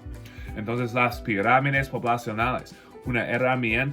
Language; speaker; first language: Spanish; non-native, fluent; English